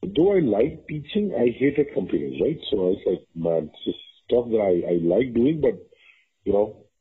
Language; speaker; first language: English; non-native, local second language; Tamil